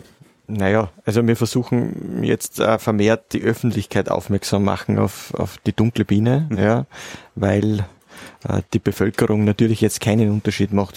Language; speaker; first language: German; native; German